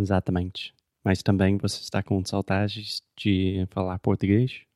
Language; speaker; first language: Portuguese; non-native, fluent; English